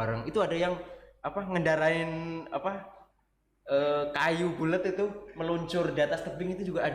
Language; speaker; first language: Indonesian; native; Indonesian